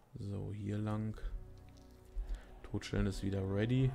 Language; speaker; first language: German; native; German